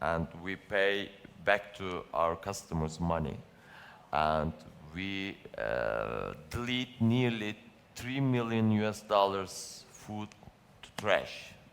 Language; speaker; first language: English; non-native, learner; Turkish